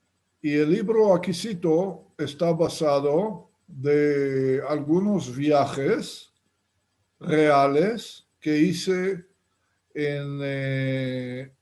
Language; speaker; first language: Spanish; non-native, fluent; Hebrew